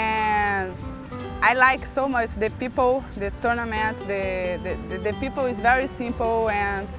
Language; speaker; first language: English; non-native, learner; Portuguese